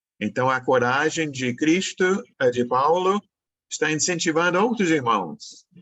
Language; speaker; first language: Portuguese; non-native, fluent; English